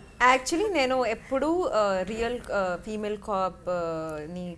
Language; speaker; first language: Telugu; non-native, learner; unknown